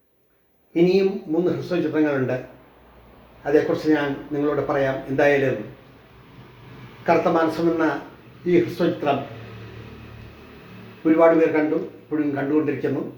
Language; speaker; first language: Malayalam; native; Malayalam